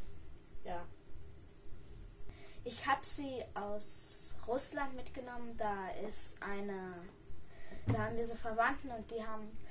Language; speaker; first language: German; early bilingual, other home language; Russian